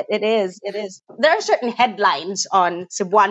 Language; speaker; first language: English; non-native, local second language; Cebuano